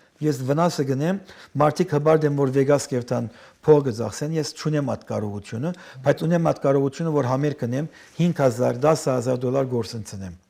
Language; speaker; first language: Armenian; early bilingual, heritage; Armenian